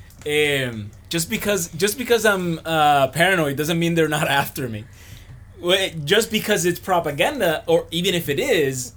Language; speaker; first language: English; non-native, local second language; Spanish